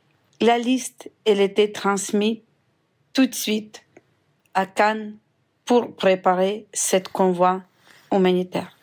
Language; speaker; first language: French; non-native, fluent; Ukrainian